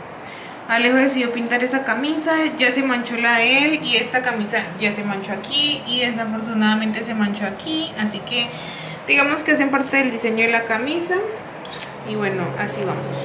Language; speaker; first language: Spanish; native; Spanish